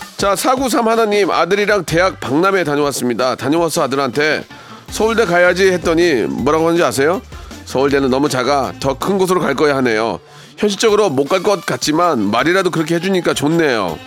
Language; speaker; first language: Korean; native; Korean